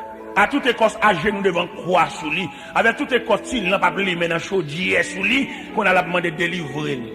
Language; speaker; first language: French; non-native, local second language; Haitian Creole